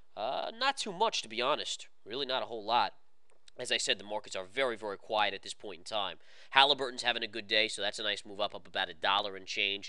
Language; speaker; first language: English; native; English